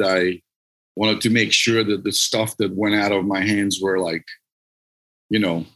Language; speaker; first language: English; non-native, fluent; Hungarian